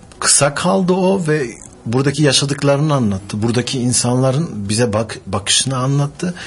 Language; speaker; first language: Turkish; early bilingual, heritage; Turkish